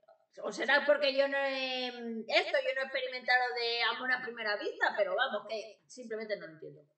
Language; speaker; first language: Spanish; native; Spanish